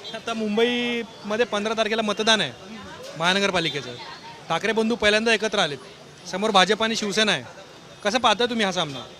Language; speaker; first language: Marathi; native; Marathi